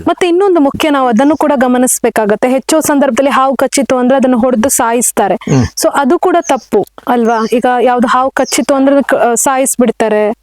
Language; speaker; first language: Kannada; native; Kannada